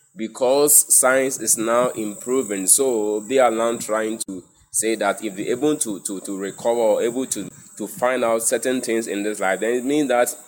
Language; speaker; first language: English; non-native, local second language; Akan